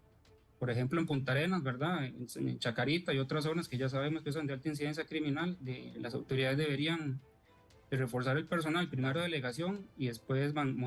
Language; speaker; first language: Spanish; native; Spanish